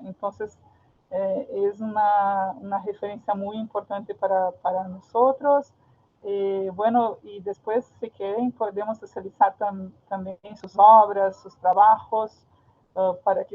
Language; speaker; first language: Spanish; non-native, fluent; Portuguese